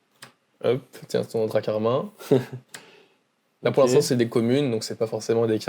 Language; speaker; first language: French; native; French